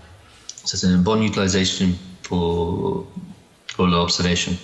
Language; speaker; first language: French; non-native, learner; English